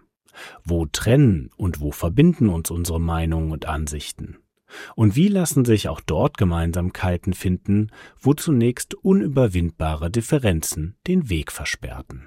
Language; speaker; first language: German; native; German